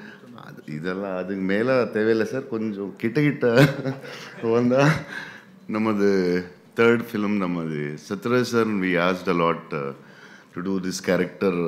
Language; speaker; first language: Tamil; non-native, learner; Telugu